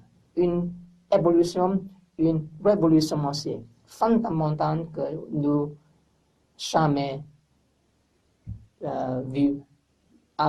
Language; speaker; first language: French; non-native, learner; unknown